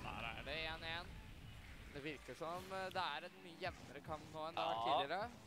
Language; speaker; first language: Norwegian; native; Norwegian